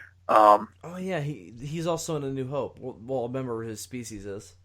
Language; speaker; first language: English; native; English